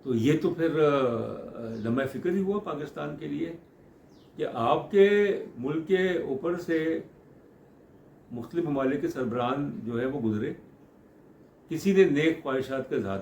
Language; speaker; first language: Urdu; native; Urdu